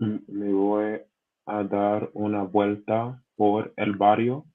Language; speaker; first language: Spanish; non-native, learner; English